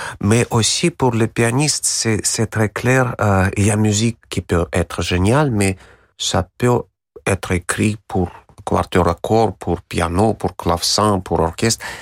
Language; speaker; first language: French; non-native, learner; Russian